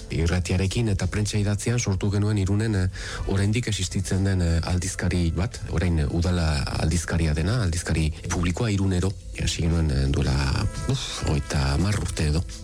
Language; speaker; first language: Basque; native; Basque